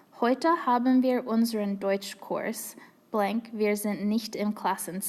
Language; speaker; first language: German; non-native, fluent; English